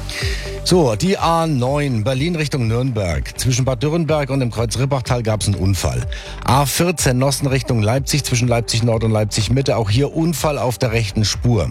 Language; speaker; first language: German; native; German